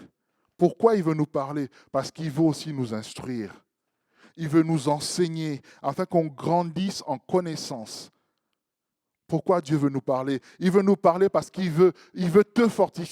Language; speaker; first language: French; native; French